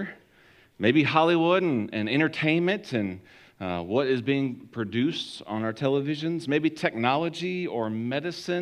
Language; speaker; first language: English; native; English